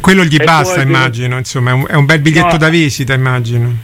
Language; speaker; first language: Italian; native; Italian